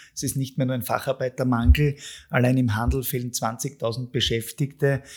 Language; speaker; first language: German; native; German